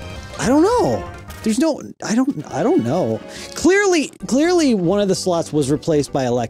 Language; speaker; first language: English; native; English